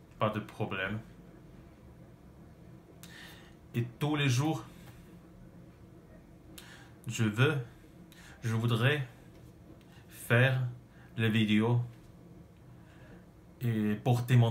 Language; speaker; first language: French; non-native, learner; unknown